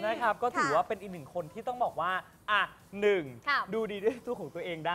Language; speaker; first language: Thai; native; Thai